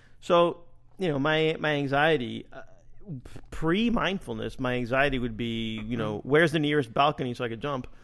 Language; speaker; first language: English; native; English